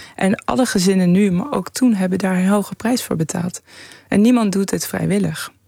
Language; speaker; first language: Dutch; early bilingual, other home language; Persian